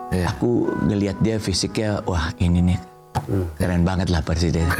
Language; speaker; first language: Indonesian; native; Indonesian